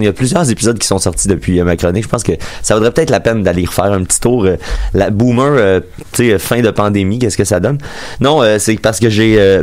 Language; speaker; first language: French; native; French